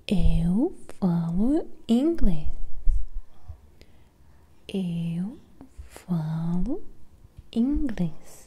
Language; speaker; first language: Portuguese; non-native, learner; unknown